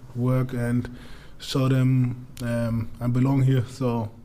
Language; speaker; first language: English; non-native, learner; German